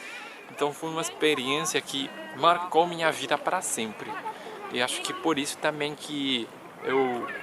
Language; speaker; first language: Portuguese; non-native, fluent; Spanish